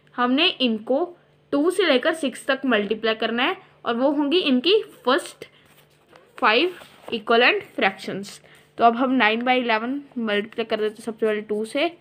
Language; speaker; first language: Hindi; non-native, local second language; Punjabi